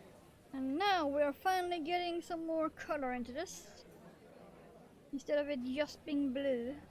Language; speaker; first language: English; non-native, fluent; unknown